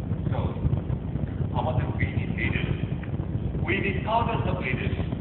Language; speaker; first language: English; non-native, local second language; Bangla